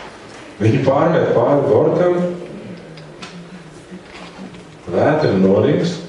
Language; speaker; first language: Latvian; native; Latvian